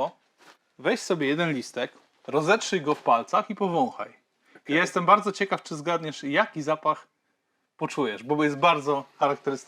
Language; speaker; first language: Polish; native; Polish